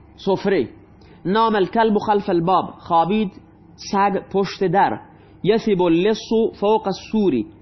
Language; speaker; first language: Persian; non-native, local second language; Baluchi